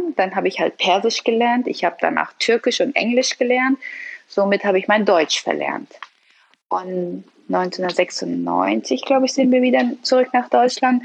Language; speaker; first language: German; early bilingual, other home language; Persian